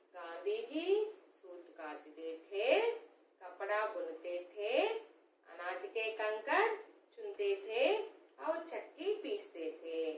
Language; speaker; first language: Hindi; non-native, local second language; Telugu